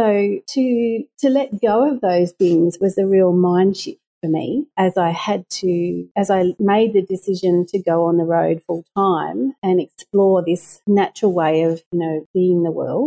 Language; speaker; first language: English; native; English